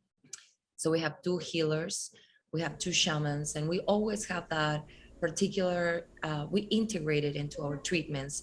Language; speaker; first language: English; non-native, fluent; Spanish